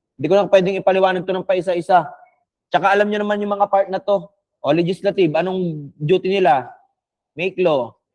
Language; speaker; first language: Filipino; non-native, local second language; Bikol